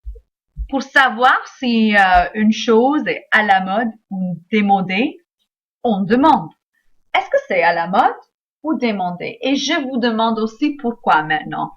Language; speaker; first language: French; non-native, fluent; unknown